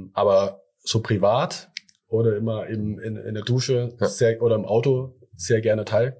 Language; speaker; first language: German; early bilingual, other home language; Thai